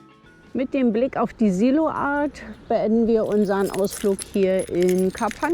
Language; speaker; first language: German; native; German